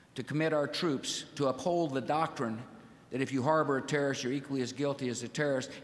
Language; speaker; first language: English; native; English